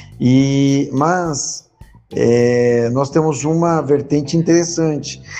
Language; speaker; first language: Portuguese; early bilingual, other home language; Spanish